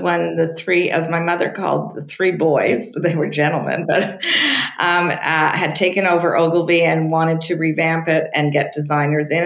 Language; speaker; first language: English; non-native, fluent; French